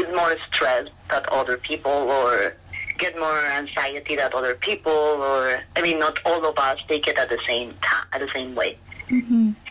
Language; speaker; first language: English; non-native, learner; Spanish